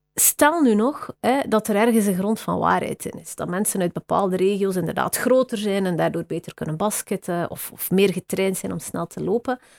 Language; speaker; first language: Dutch; native; Dutch